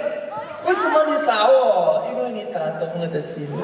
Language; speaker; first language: Chinese; non-native, learner; Thai